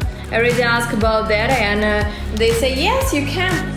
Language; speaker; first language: English; non-native, learner; Russian